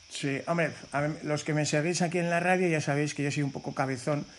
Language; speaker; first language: Spanish; native; Spanish